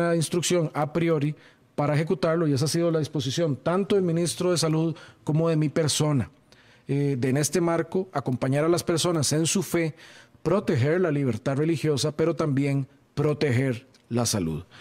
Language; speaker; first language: Spanish; native; Spanish